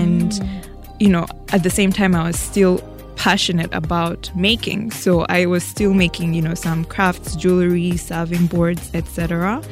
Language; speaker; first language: English; non-native, local second language; Ganda